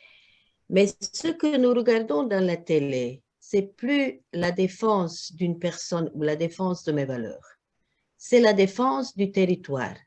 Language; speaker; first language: French; non-native, learner; Croatian